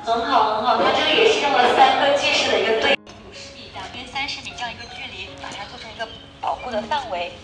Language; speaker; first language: Chinese; native; Chinese